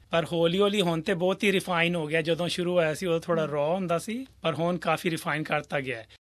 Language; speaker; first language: Punjabi; native; Punjabi